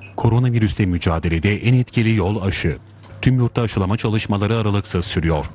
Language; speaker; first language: Turkish; native; Turkish